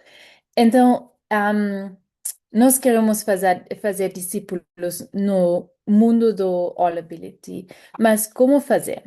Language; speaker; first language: Portuguese; non-native, fluent; German